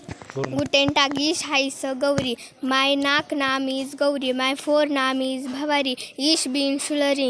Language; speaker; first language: German; non-native, learner; Marathi